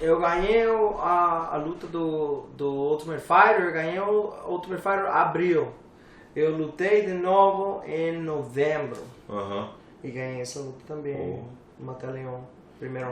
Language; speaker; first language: Portuguese; non-native, learner; English